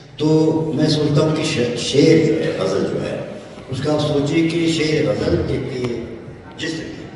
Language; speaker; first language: Urdu; non-native, fluent; Persian